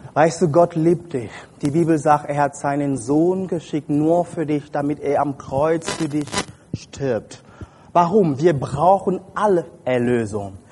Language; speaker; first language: German; non-native, fluent; French